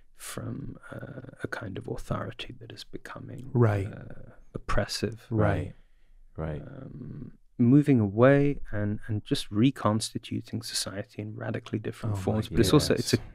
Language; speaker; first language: English; native; English